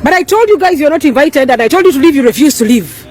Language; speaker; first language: English; non-native, local second language; Ganda